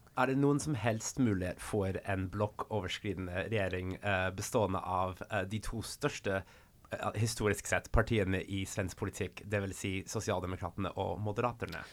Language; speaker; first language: Swedish; non-native, fluent; English